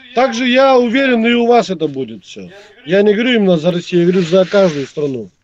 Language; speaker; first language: Russian; native; Russian